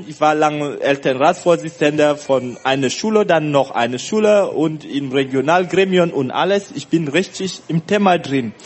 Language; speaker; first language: German; non-native, fluent; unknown